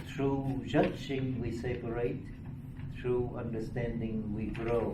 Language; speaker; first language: English; non-native, learner; Vietnamese